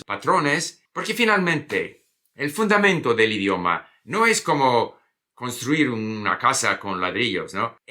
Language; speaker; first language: Spanish; non-native, fluent; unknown